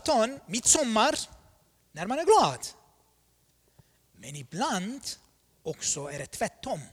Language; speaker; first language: Swedish; non-native, fluent; Armenian